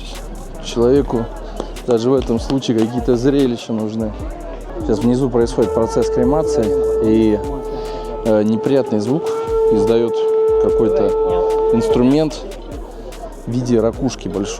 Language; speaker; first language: Russian; native; Russian